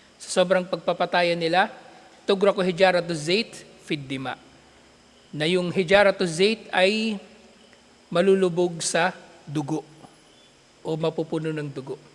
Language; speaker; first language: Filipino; native; Filipino